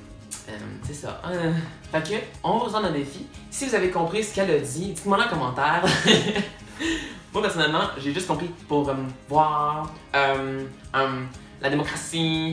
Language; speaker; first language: French; native; French